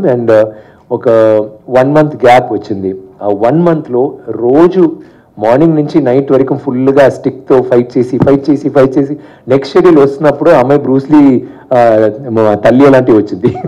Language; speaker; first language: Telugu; non-native, fluent; Tamil